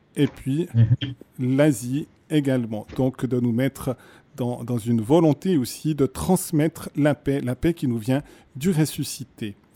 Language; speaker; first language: French; native; French